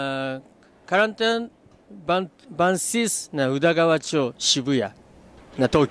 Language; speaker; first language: Lingala; non-native, fluent; Japanese